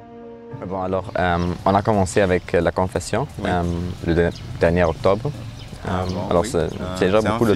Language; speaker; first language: French; non-native, learner; German